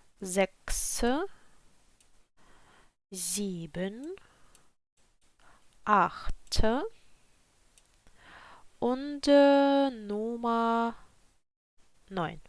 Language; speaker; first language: German; non-native, fluent; Ukrainian